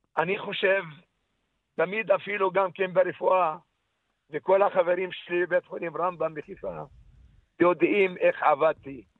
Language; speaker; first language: Hebrew; non-native, local second language; Arabic